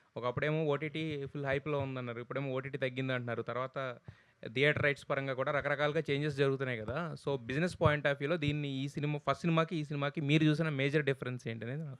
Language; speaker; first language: Telugu; native; Telugu